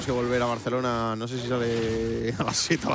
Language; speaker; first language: Spanish; native; Spanish